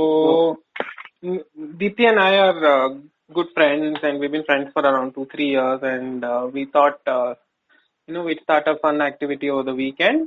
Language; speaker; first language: English; non-native, local second language; Kannada